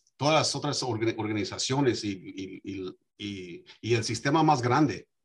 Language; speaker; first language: Spanish; early bilingual, heritage; Spanish